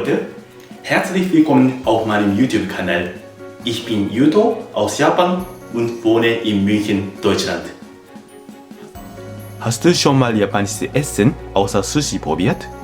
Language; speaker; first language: German; non-native, fluent; Japanese